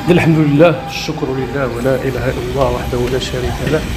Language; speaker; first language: Arabic; native; Arabic